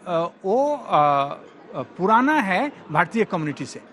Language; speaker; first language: Hindi; native; Hindi